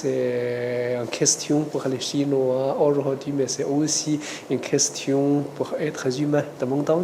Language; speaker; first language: French; non-native, fluent; Chinese